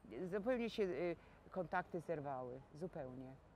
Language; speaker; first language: Polish; native; Polish